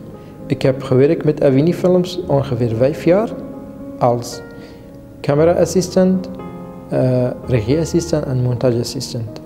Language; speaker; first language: Dutch; non-native, learner; Kurdish